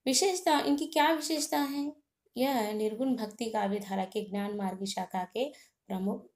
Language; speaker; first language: Hindi; non-native, local second language; Telugu